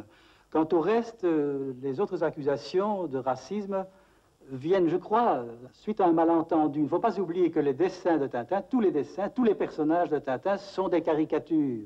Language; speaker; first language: French; native; French